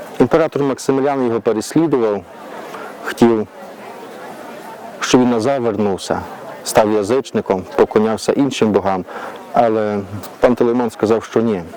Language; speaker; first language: Ukrainian; native; Ukrainian